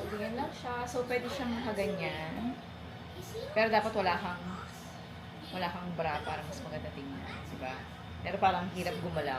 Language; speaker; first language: Filipino; native; Filipino